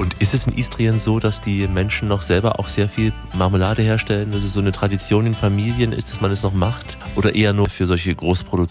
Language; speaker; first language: German; native; German